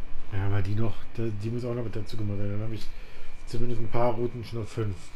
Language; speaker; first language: German; native; German